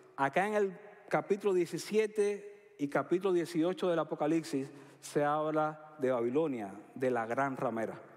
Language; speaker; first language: Spanish; native; Spanish